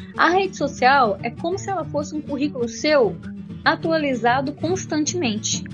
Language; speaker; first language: Portuguese; native; Portuguese